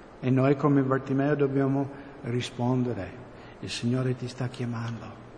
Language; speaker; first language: Italian; non-native, fluent; English